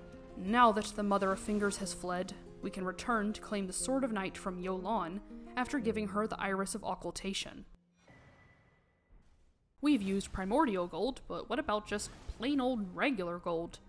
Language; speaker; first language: English; native; English